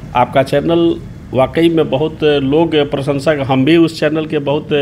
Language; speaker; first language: Hindi; native; Hindi